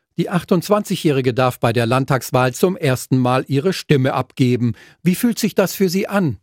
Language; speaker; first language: German; native; German